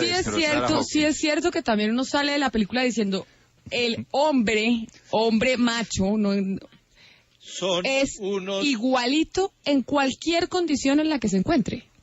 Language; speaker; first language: Spanish; native; Spanish